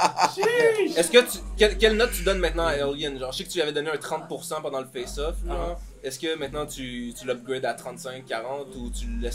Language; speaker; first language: French; native; French